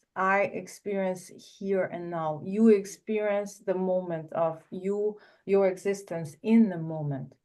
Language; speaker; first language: English; non-native, learner; Russian